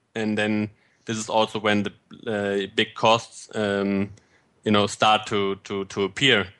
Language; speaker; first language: English; non-native, fluent; German